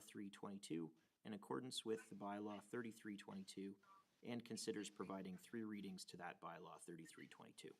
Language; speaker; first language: English; native; English